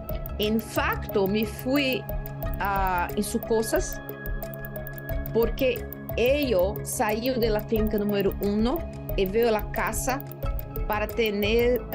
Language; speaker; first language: Spanish; non-native, learner; Portuguese